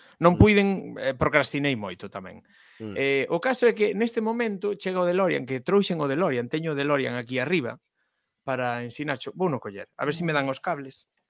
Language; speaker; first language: Galician; non-native, local second language; Spanish